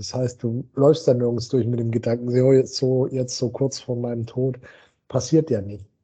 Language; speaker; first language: German; native; German